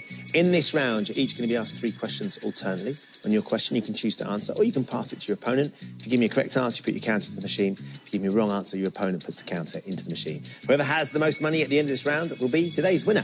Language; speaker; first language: English; native; English